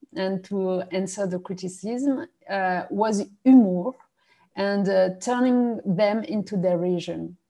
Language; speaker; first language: English; non-native, fluent; French